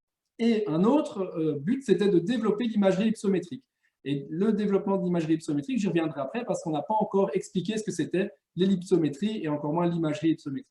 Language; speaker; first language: French; native; French